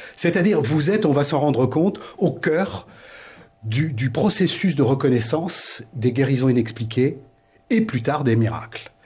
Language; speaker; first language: French; native; French